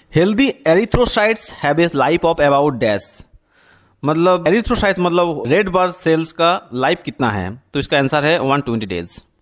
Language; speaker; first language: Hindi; non-native, local second language; Bangla